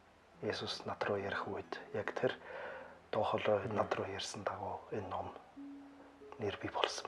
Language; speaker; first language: Mongolian; non-native, fluent; German